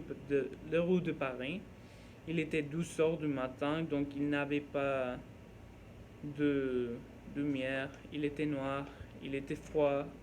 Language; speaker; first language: French; non-native, learner; Norwegian